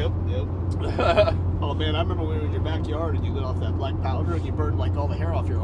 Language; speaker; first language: English; native; English